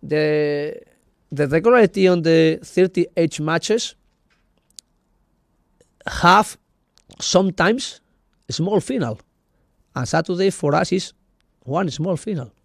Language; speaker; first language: English; non-native, learner; Spanish